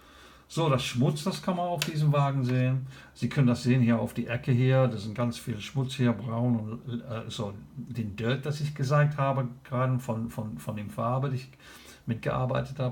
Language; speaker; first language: German; non-native, learner; English